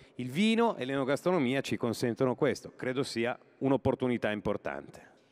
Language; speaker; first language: Italian; native; Italian